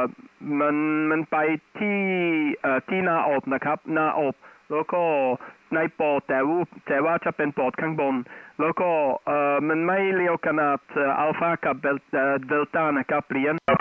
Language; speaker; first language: Thai; non-native, fluent; Dutch